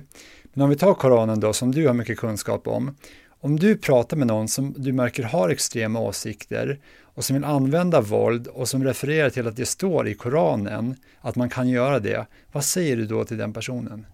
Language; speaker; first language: Swedish; native; Swedish